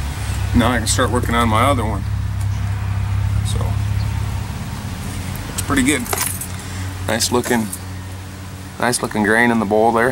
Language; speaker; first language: English; native; English